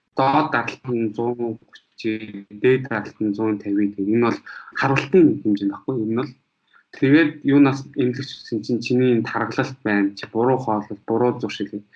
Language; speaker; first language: Mongolian; early bilingual, heritage; Mongolian